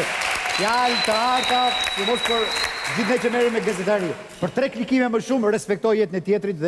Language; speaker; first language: Albanian; native; Albanian